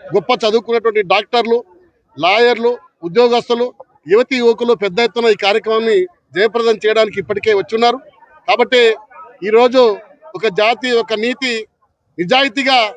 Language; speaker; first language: Telugu; non-native, local second language; Lambadi